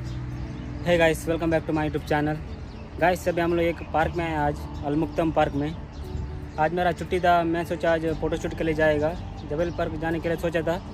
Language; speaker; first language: Hindi; non-native, local second language; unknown